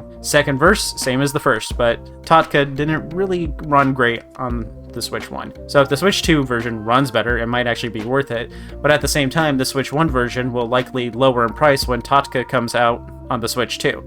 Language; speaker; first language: English; native; English